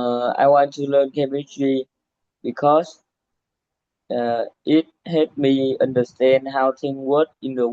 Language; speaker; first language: English; non-native, learner; Vietnamese